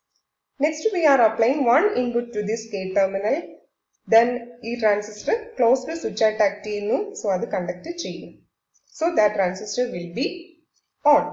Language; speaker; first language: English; non-native, local second language; Malayalam